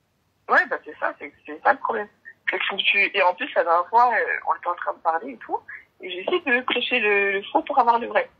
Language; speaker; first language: French; native; French